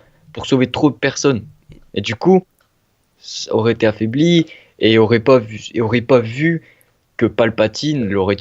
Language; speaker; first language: French; native; French